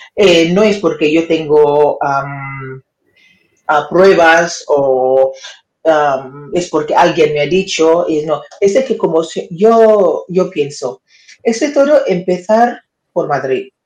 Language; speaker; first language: Spanish; non-native, fluent; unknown